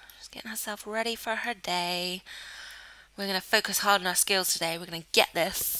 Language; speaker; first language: English; native; English